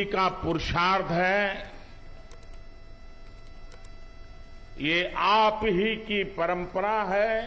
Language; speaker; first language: Hindi; native; Hindi